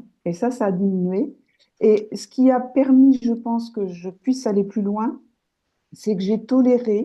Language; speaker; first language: French; native; French